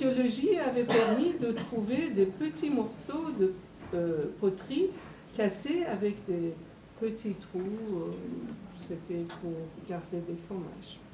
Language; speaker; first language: French; non-native, fluent; Persian